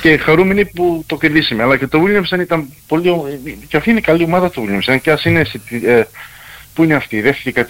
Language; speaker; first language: Greek; early bilingual, heritage; Greek